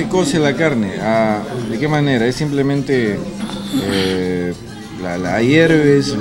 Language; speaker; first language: Spanish; native; Spanish